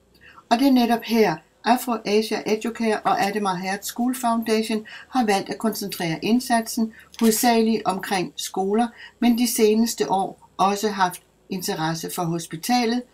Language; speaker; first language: Danish; native; Danish